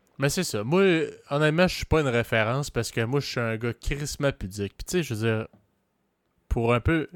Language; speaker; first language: French; native; French